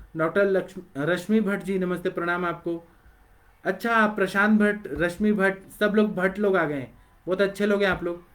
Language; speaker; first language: Hindi; non-native, local second language; Marathi